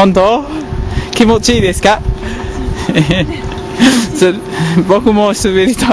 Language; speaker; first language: Japanese; non-native, learner; English